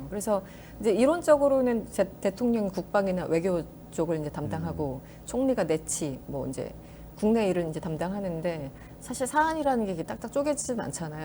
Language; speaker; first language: Korean; native; Korean